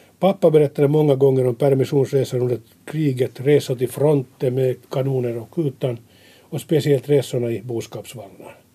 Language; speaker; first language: Swedish; native; Swedish